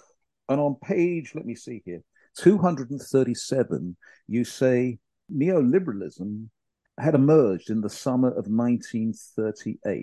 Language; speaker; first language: English; native; English